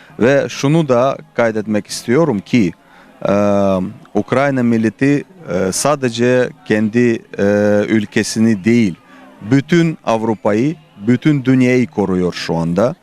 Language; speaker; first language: Turkish; non-native, fluent; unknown